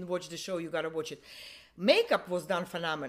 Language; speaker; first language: English; non-native, fluent; Russian